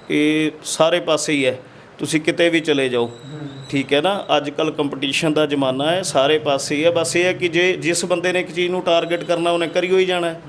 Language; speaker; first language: Punjabi; non-native, local second language; Hindi